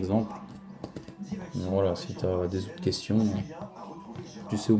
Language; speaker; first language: French; native; French